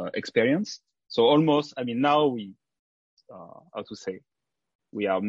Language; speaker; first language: English; non-native, fluent; French